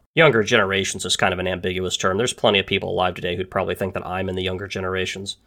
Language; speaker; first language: English; native; English